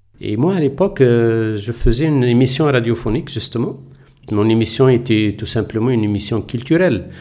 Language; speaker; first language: French; non-native, local second language; Kabyle